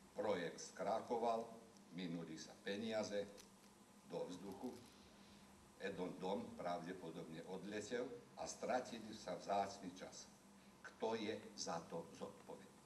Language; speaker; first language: Slovak; early bilingual, heritage; Slovak